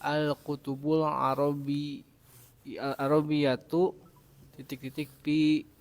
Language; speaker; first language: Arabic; non-native, learner; Indonesian